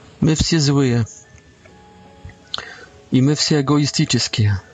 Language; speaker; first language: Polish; non-native, learner; Russian